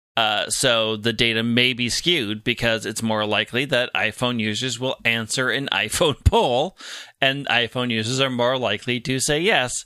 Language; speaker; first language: English; native; English